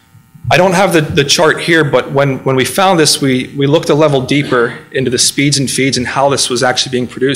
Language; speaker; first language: English; native; English